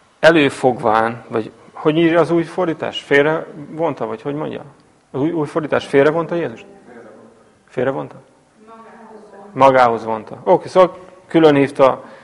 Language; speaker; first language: Hungarian; native; Hungarian